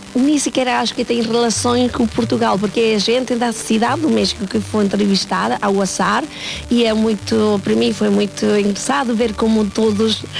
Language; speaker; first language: Portuguese; non-native, fluent; Spanish